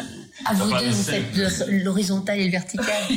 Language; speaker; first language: French; native; French